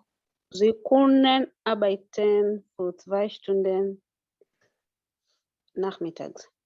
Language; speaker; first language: German; non-native, learner; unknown